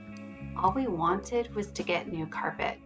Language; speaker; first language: English; native; English